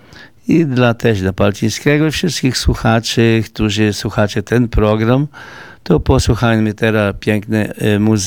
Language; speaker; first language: Polish; early bilingual, heritage; Polish